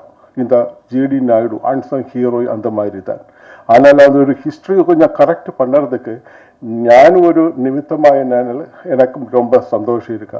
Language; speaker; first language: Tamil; non-native, learner; Malayalam